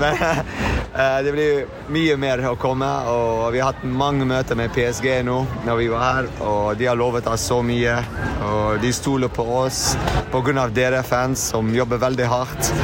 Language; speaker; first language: Norwegian; non-native, fluent; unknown